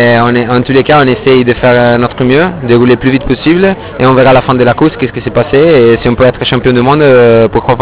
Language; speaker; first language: French; non-native, fluent; Italian